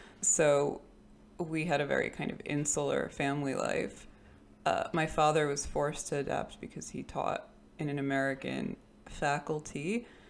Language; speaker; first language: English; early bilingual, other home language; Russian